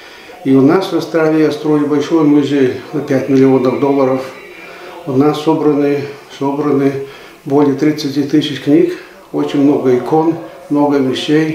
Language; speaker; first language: Russian; early bilingual, heritage; Russian